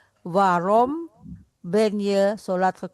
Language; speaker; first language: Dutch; non-native, fluent; Indonesian